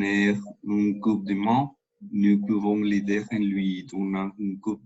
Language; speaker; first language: French; non-native, learner; Spanish